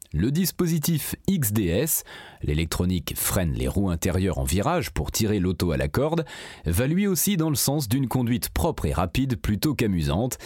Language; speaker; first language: French; native; French